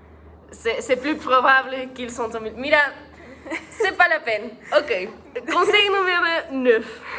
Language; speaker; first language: French; non-native, learner; Spanish